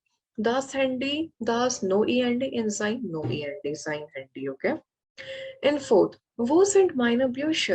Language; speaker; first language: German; non-native, fluent; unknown